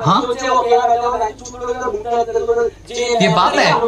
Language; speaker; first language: Hindi; native; Hindi